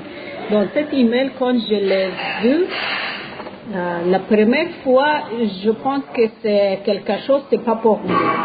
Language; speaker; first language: French; non-native, learner; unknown